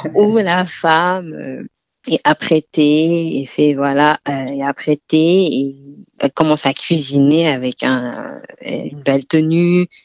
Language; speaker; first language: French; non-native, local second language; Wolof